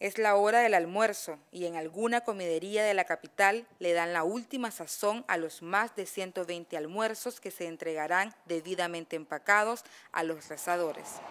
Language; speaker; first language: Spanish; native; Spanish